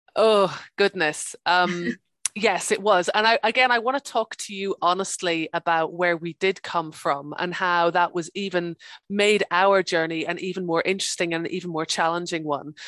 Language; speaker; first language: English; native; English